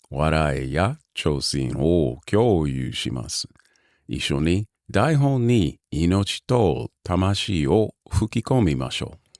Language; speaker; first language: Japanese; non-native, learner; English